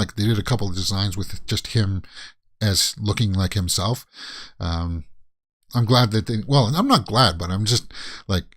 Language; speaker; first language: English; native; English